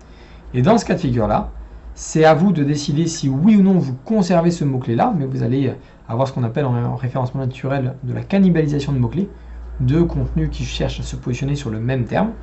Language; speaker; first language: French; native; French